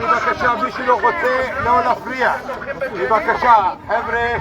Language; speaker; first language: Hebrew; non-native, local second language; Arabic